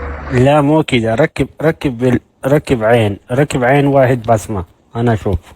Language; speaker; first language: Arabic; non-native, learner; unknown